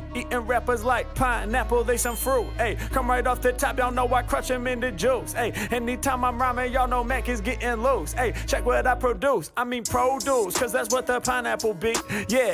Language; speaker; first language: English; native; English